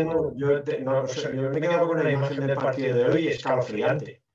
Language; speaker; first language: Spanish; native; Spanish